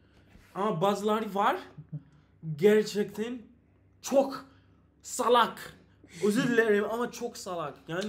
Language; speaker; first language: Turkish; non-native, learner; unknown